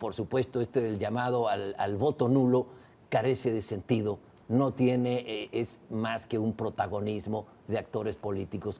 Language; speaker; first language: Spanish; native; Spanish